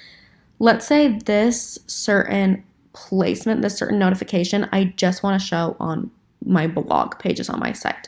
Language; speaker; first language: English; native; English